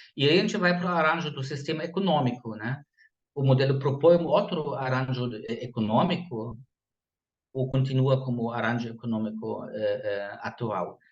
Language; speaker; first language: Portuguese; non-native, fluent; German